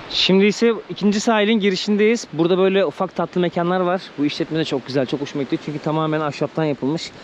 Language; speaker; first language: Turkish; native; Turkish